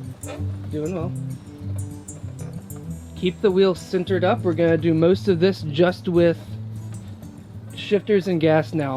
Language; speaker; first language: English; native; English